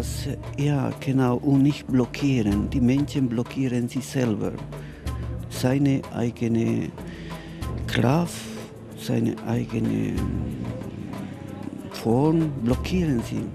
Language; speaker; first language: German; non-native, learner; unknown